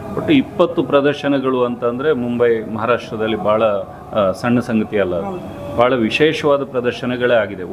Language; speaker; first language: Kannada; native; Kannada